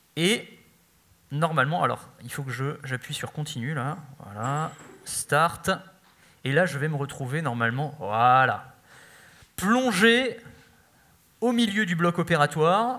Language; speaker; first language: French; native; French